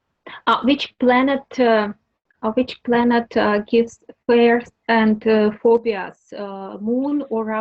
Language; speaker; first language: English; non-native, learner; Russian